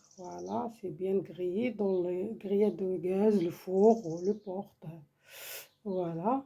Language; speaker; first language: French; non-native, learner; Arabic